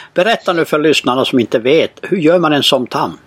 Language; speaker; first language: Swedish; native; Swedish